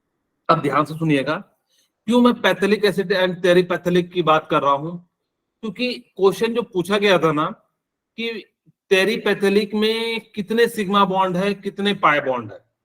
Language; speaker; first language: Hindi; native; Hindi